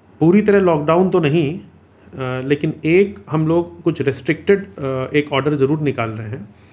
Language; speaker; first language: Hindi; native; Hindi